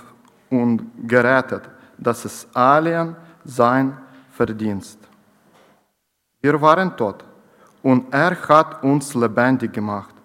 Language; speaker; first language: German; non-native, learner; Ukrainian